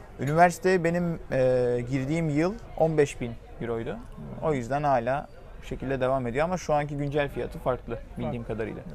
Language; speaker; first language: Turkish; native; Turkish